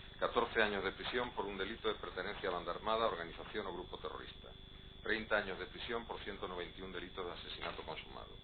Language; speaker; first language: Spanish; native; Spanish